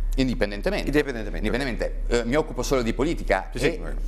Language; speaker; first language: Italian; native; Italian